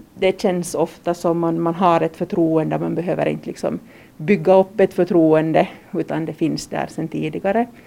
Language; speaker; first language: Swedish; native; Swedish